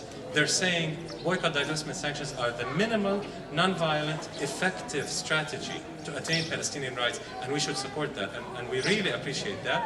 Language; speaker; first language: English; non-native, fluent; Arabic